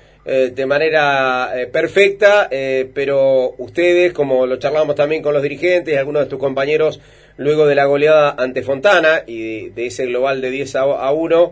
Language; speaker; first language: Spanish; native; Spanish